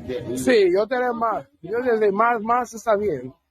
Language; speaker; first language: Spanish; non-native, learner; English